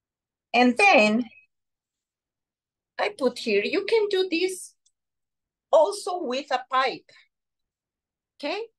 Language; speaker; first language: English; non-native, learner; Spanish